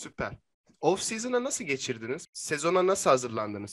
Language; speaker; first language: Turkish; native; Turkish